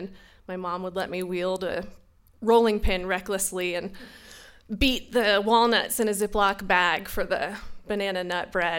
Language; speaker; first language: English; native; English